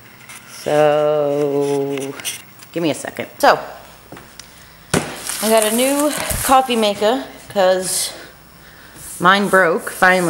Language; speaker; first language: English; native; English